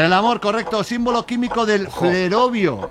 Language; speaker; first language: Spanish; native; Spanish